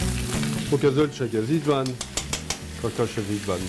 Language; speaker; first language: Hungarian; non-native, learner; French